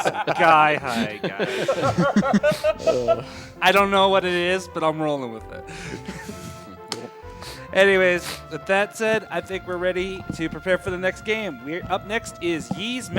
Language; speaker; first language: English; native; English